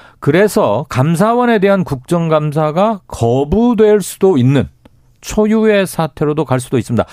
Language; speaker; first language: Korean; native; Korean